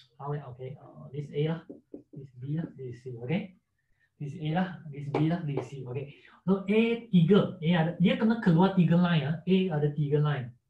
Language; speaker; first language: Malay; non-native, local second language; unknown